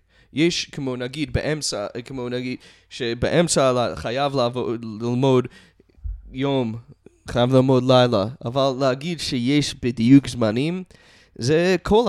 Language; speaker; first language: Hebrew; non-native, fluent; English